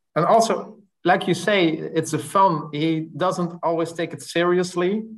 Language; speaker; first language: English; non-native, fluent; Dutch